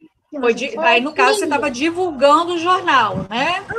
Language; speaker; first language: Portuguese; native; Portuguese